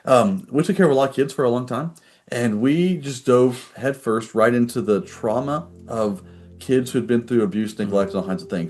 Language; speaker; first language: English; native; English